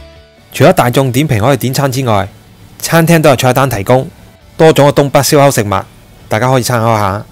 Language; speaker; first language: Chinese; non-native, local second language; Cantonese